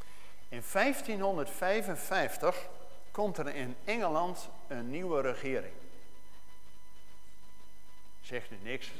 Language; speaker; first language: Dutch; native; Dutch